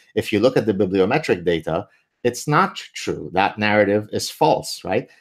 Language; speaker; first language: English; early bilingual, other home language; Arabic